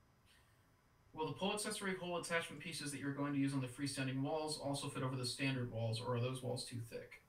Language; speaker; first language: English; native; English